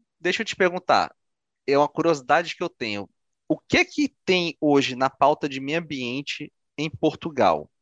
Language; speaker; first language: Portuguese; native; Portuguese